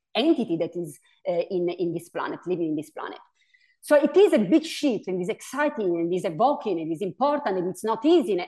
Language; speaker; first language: English; non-native, fluent; Italian